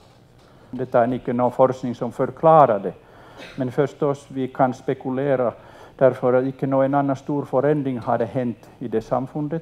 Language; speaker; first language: Swedish; non-native, local second language; Finnish